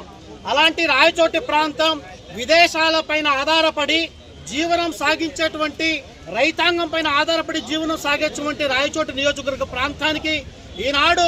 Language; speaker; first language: Telugu; native; Telugu